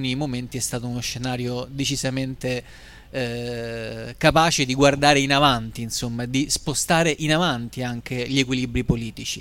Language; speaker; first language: Italian; native; Italian